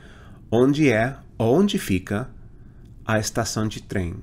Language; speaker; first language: Portuguese; non-native, fluent; English